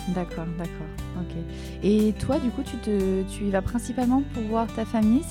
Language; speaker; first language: French; native; French